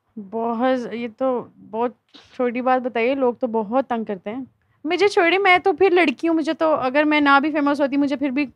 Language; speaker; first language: Urdu; native; Urdu